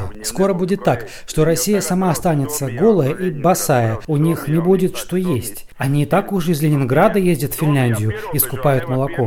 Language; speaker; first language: Russian; non-native, local second language; Latvian